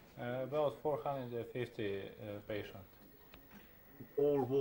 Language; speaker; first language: English; non-native, local second language; Croatian